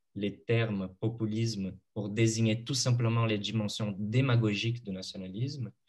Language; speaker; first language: French; non-native, fluent; Portuguese